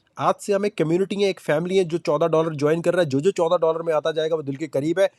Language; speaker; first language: Urdu; native; Urdu